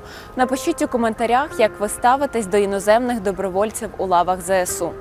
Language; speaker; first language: Ukrainian; native; Ukrainian